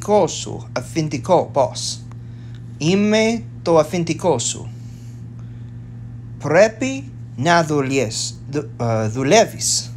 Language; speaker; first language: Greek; non-native, learner; English